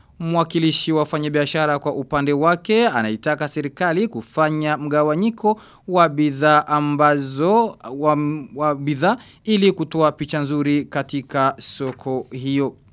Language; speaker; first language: Swahili; non-native, local second language; Rundi